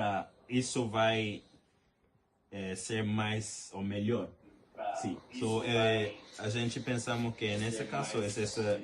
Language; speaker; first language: Portuguese; non-native, learner; English